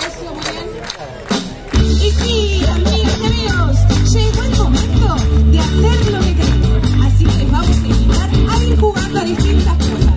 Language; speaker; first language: Spanish; native; Spanish